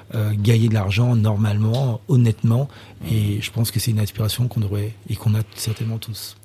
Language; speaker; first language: French; native; French